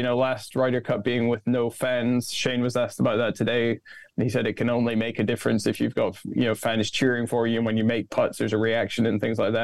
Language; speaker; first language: English; native; English